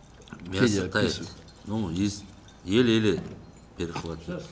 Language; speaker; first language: Russian; non-native, local second language; Uzbek